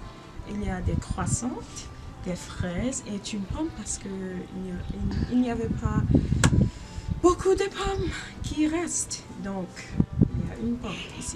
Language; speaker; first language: French; non-native, learner; English